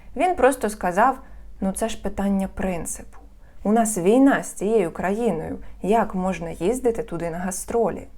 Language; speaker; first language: Ukrainian; non-native, local second language; Russian